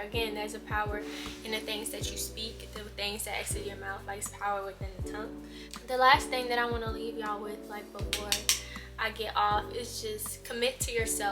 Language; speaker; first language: English; native; English